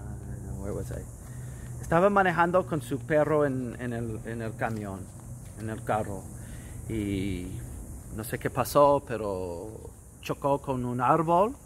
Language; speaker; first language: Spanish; non-native, fluent; English